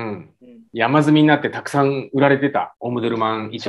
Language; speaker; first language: Japanese; native; Japanese